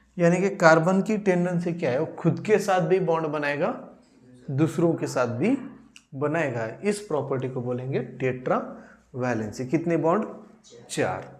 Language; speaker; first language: Hindi; non-native, local second language; Marathi